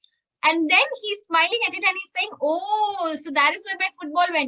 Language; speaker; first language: English; non-native, learner; Hindi